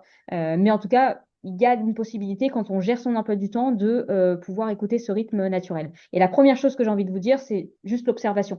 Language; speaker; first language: French; native; French